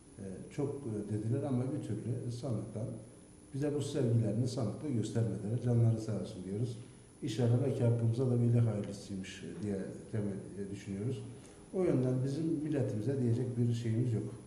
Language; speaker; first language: Turkish; native; Turkish